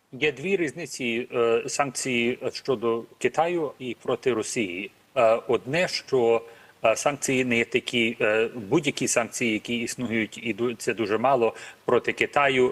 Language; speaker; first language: Ukrainian; early bilingual, heritage; Ukrainian